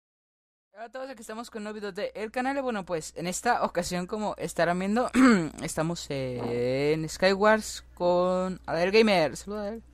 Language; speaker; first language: Spanish; native; Spanish